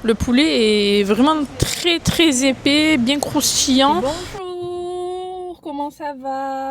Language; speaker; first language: French; native; French